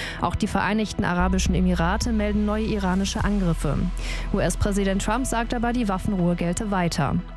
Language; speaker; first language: German; native; German